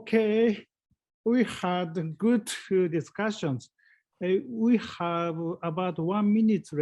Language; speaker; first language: English; non-native, learner; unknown